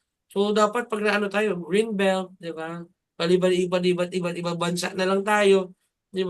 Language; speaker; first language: Filipino; native; Filipino